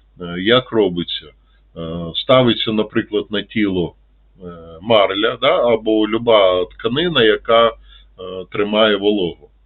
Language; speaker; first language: Ukrainian; non-native, local second language; Russian